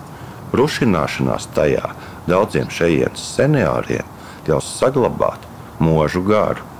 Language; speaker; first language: Latvian; native; Latvian